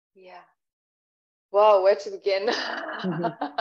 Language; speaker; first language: English; non-native, fluent; German